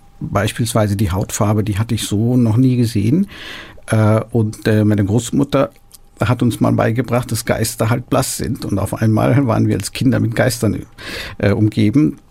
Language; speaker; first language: German; early bilingual, other home language; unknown